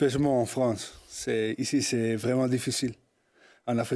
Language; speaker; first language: French; non-native, learner; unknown